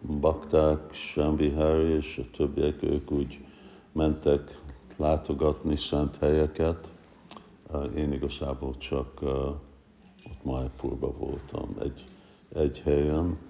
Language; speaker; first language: Hungarian; early bilingual, heritage; Hungarian